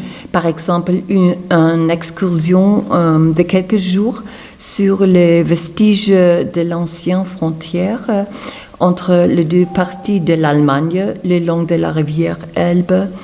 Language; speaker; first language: French; non-native, fluent; German